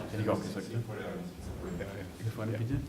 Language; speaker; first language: German; native; German